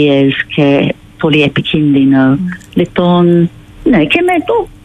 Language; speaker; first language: Greek; non-native, learner; English